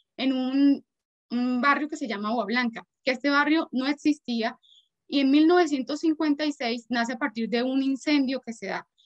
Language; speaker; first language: Spanish; native; Spanish